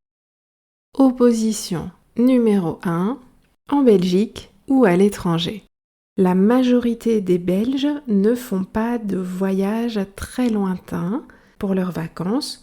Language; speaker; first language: French; native; French